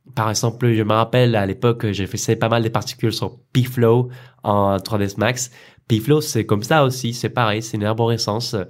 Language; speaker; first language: French; non-native, fluent; Spanish